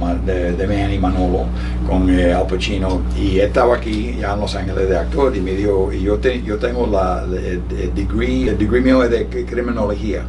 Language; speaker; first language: Spanish; early bilingual, heritage; Spanish